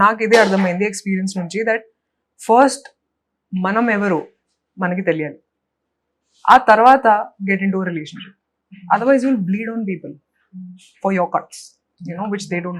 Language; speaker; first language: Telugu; non-native, fluent; Hindi